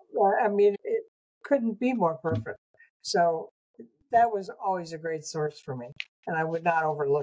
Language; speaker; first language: English; native; English